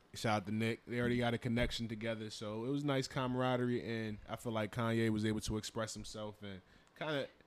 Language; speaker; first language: English; native; English